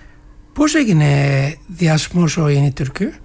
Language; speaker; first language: Greek; non-native, fluent; Turkish